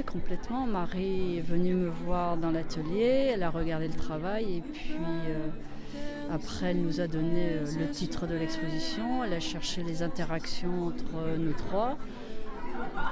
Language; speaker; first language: French; native; French